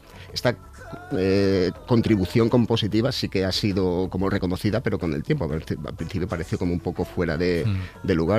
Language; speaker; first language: Spanish; native; Spanish